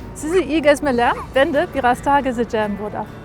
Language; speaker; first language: Turkish; non-native, fluent; German